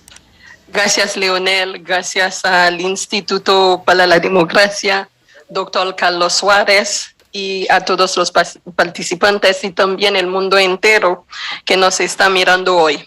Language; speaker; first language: Spanish; non-native, fluent; Haitian Creole